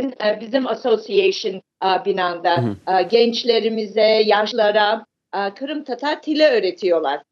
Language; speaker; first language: Turkish; early bilingual, heritage; Turkish